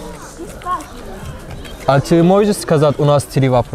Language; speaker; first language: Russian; non-native, learner; Turkish